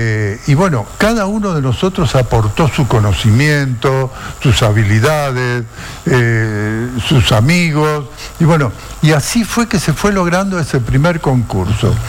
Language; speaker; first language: Spanish; native; Spanish